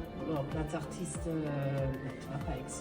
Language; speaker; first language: French; non-native, fluent; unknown